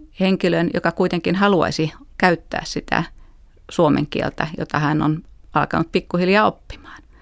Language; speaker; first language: Finnish; native; Finnish